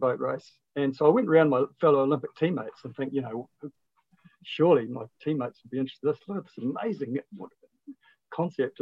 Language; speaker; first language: English; native; English